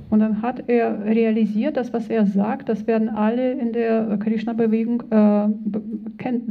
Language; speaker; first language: German; non-native, fluent; Russian